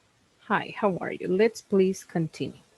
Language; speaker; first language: English; non-native, fluent; Spanish